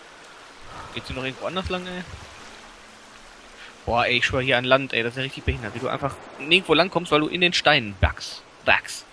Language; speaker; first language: German; native; German